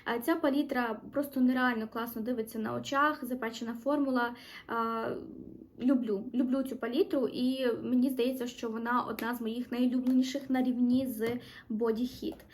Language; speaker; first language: Ukrainian; non-native, local second language; Russian